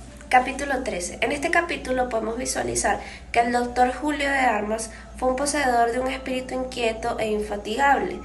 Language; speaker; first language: Spanish; native; Spanish